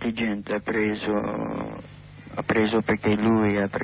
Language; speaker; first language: Italian; non-native, learner; English